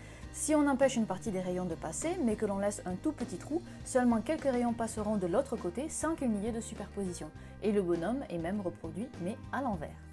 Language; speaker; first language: French; native; French